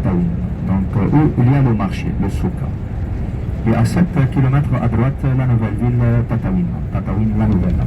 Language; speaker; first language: French; non-native, local second language; Arabic